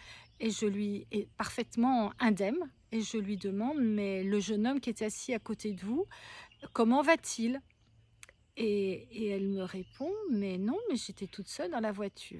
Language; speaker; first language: French; native; French